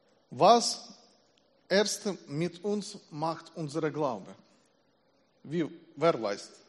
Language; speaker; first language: German; non-native, learner; Russian